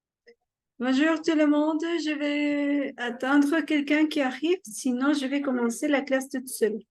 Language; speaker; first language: French; non-native, fluent; Spanish